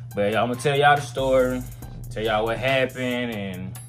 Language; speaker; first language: English; native; English